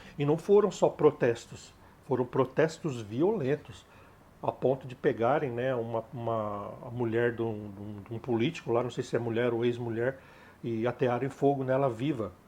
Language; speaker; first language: Portuguese; native; Portuguese